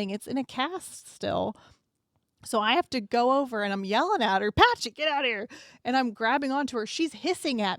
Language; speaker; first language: English; native; English